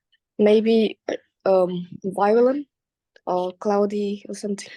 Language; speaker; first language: English; non-native, learner; Vietnamese